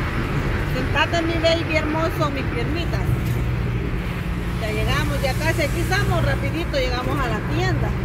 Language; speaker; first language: Spanish; native; Spanish